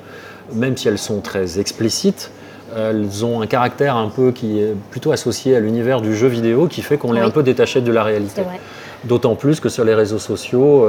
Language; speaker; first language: French; native; French